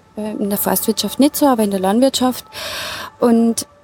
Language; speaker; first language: German; native; German